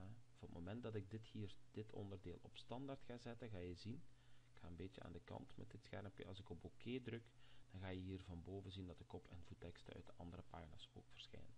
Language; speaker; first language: Dutch; native; Dutch